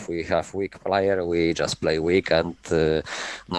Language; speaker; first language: English; non-native, learner; Polish